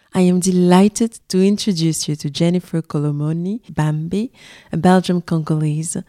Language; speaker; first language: English; non-native, fluent; French